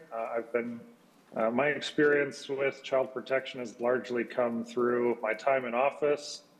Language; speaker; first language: English; native; English